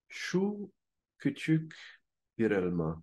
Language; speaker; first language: Turkish; non-native, learner; English